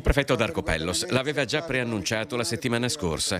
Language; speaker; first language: Italian; native; Italian